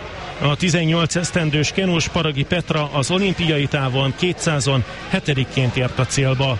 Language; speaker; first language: Hungarian; native; Hungarian